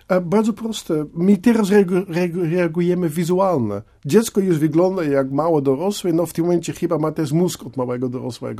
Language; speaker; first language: Polish; non-native, fluent; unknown